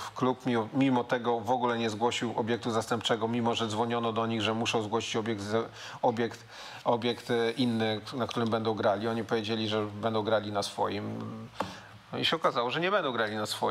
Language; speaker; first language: Polish; native; Polish